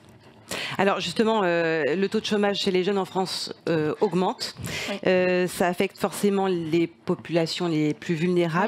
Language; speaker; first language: French; native; French